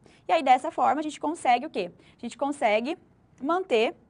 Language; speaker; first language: Portuguese; native; Portuguese